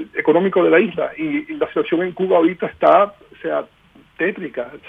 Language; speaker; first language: Spanish; early bilingual, heritage; Spanish